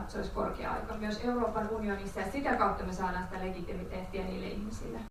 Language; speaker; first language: Finnish; native; Finnish